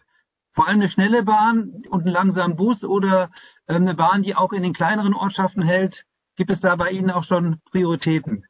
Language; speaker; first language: German; native; German